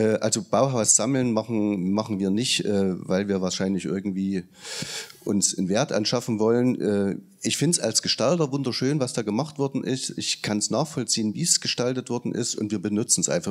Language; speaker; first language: German; native; German